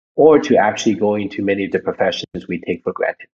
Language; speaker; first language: English; early bilingual, other home language; Chinese